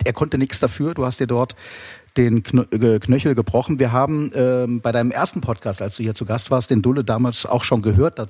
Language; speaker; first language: German; native; German